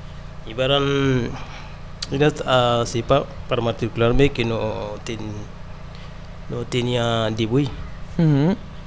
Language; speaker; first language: Catalan; non-native, learner; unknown